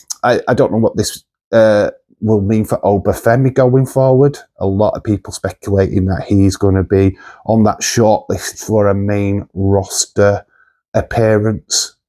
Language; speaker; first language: English; native; English